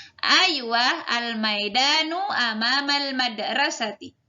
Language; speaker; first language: Arabic; non-native, fluent; Indonesian